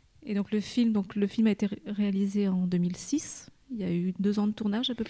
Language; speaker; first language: French; native; French